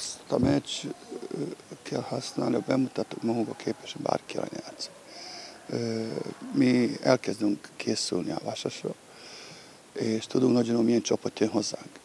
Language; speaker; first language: Hungarian; non-native, fluent; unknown